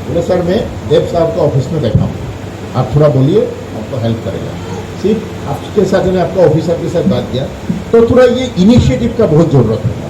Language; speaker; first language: Hindi; non-native, local second language; Assamese